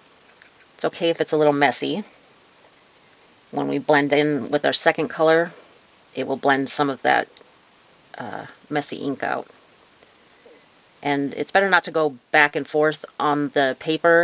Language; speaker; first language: English; native; English